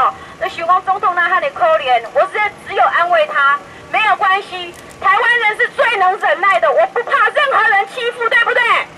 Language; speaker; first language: Chinese; non-native, local second language; Min Nan Chinese